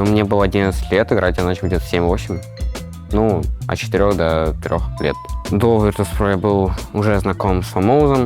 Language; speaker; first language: Russian; native; Russian